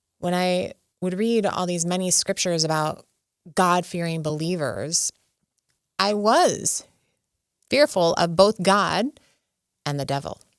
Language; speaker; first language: English; native; English